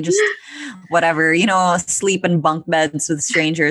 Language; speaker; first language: English; non-native, local second language; Filipino